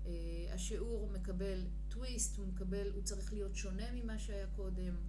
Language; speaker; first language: Hebrew; native; Hebrew